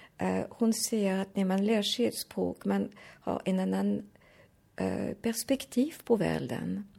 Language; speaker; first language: Swedish; non-native, fluent; French